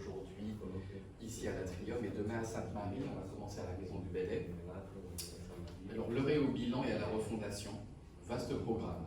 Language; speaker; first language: French; native; French